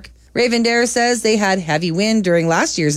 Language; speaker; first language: English; native; English